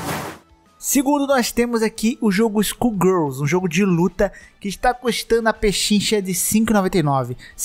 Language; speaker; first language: Portuguese; native; Portuguese